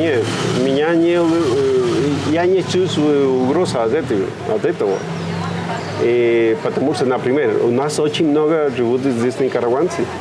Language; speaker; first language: Russian; non-native, fluent; Spanish